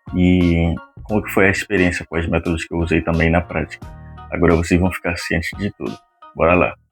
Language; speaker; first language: Portuguese; non-native, fluent; Haitian Creole